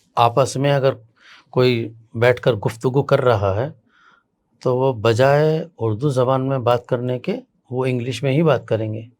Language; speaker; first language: Urdu; native; Urdu